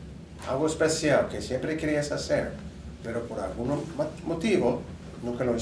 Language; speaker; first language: Spanish; non-native, fluent; English